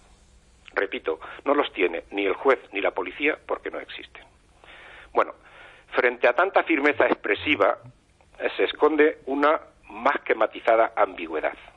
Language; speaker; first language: Spanish; native; Spanish